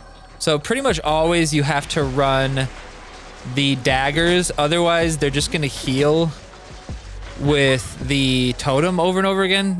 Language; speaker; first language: English; native; English